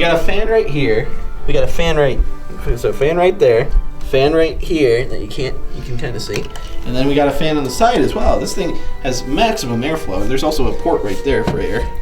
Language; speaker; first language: English; native; English